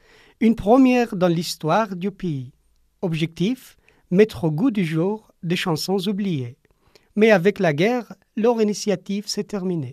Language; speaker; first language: French; non-native, fluent; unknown